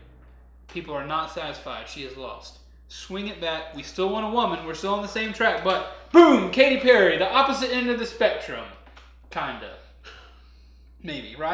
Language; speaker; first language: English; native; English